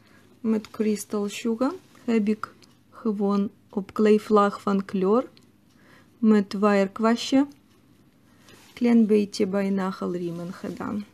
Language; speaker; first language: Dutch; non-native, learner; Russian